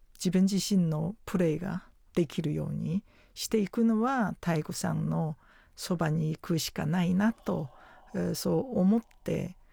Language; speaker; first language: Japanese; non-native, fluent; Chinese